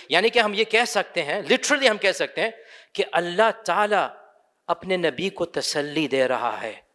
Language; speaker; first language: Urdu; early bilingual, other home language; English